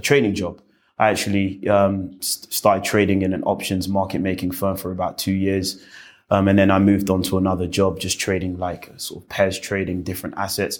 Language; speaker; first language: English; native; English